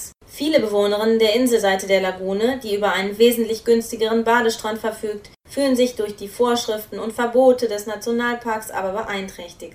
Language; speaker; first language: German; native; German